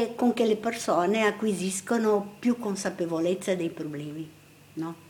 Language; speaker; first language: Italian; non-native, fluent; Portuguese